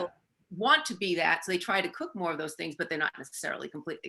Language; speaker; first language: English; native; English